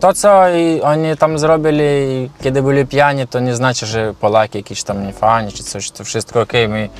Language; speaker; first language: Polish; non-native, learner; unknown